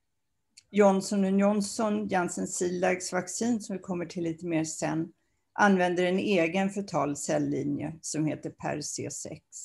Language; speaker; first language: Swedish; native; Swedish